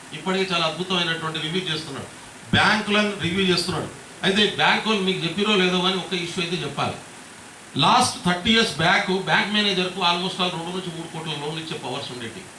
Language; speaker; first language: Telugu; non-native, local second language; Lambadi